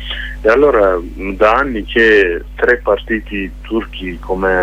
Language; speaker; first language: Italian; non-native, fluent; Kurdish